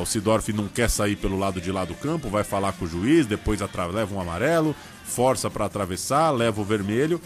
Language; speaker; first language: Portuguese; native; Portuguese